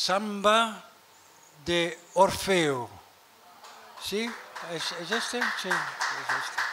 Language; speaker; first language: Spanish; non-native, learner; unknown